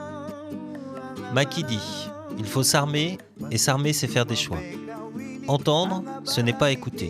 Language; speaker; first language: French; native; French